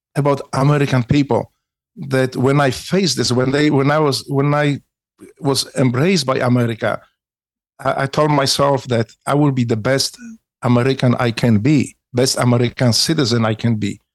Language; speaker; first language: English; non-native, fluent; Polish